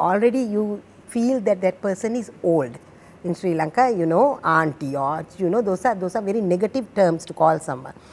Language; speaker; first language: English; non-native, local second language; Sinhala